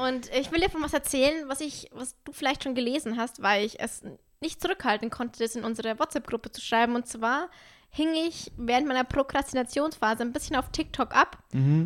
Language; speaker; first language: German; native; German